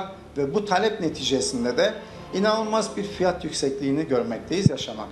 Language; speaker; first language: Turkish; native; Turkish